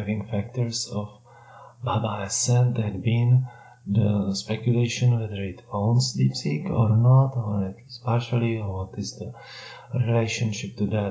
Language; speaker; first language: English; non-native, fluent; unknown